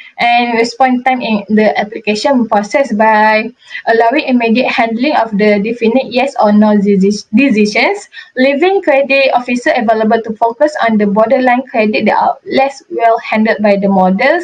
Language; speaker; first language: English; non-native, local second language; Malay